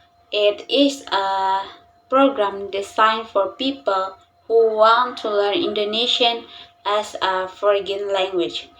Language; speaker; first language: English; non-native, learner; Indonesian